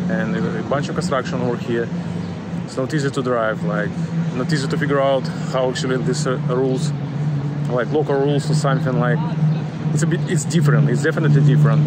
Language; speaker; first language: English; non-native, fluent; Russian